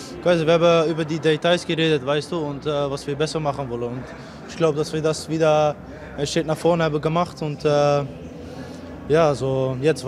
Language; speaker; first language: German; non-native, fluent; Dutch